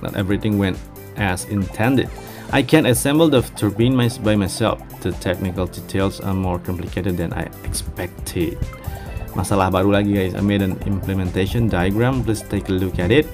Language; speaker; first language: English; non-native, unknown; Indonesian